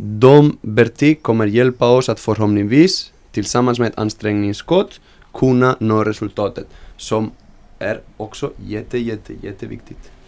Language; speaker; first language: Swedish; non-native, fluent; Spanish